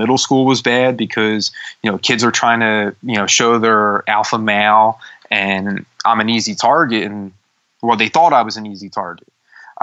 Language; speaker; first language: English; native; English